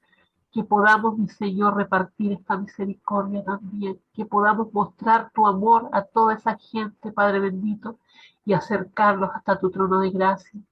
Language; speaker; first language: Spanish; native; Spanish